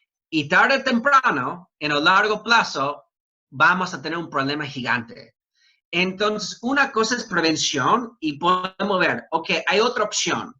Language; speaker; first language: Spanish; non-native, fluent; English